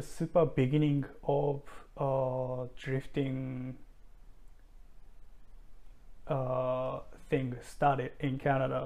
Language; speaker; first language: English; non-native, fluent; Japanese